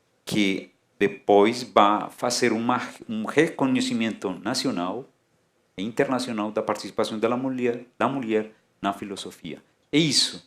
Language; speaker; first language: Portuguese; non-native, fluent; Spanish